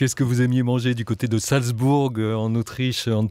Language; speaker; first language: French; native; French